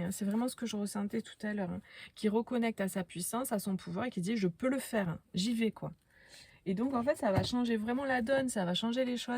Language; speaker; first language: French; native; French